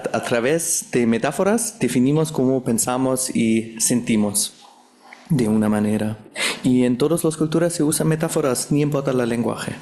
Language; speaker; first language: Spanish; non-native, fluent; German